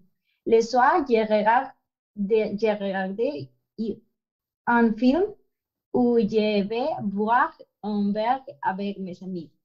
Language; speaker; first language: French; non-native, learner; Spanish